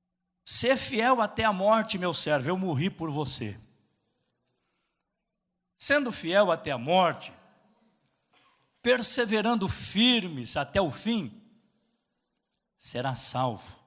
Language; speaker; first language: Portuguese; native; Portuguese